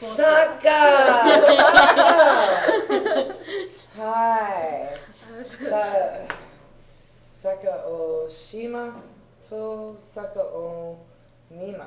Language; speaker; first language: Japanese; non-native, learner; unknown